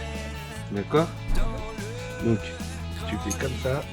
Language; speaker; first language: French; native; French